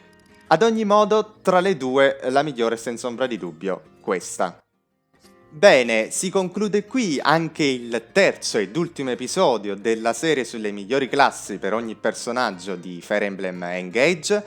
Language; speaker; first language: Italian; native; Italian